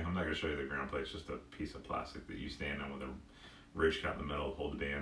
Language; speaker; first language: English; native; English